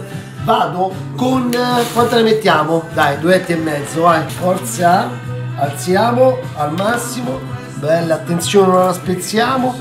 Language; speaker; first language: Italian; native; Italian